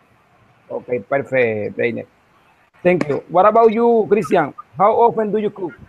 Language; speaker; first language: English; non-native, learner; Spanish